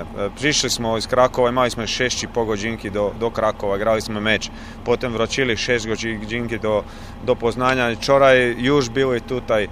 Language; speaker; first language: Polish; non-native, learner; Croatian